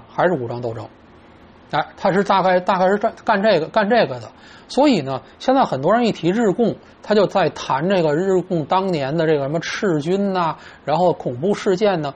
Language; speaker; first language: Chinese; native; Chinese